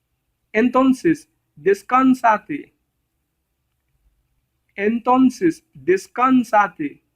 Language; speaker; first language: Spanish; non-native, learner; Haitian Creole